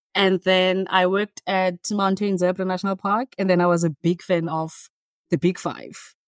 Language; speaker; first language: English; non-native, local second language; Xhosa